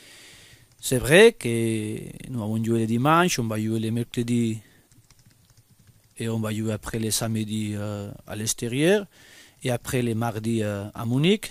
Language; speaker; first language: French; non-native, fluent; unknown